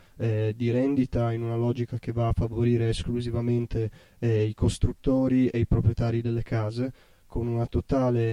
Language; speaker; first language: Italian; native; Italian